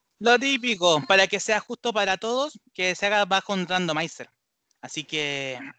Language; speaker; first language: Spanish; non-native, learner; Japanese